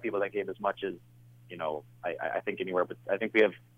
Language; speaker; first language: English; native; English